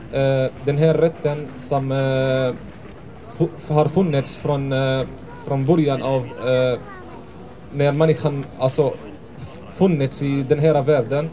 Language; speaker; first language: Swedish; non-native, fluent; Arabic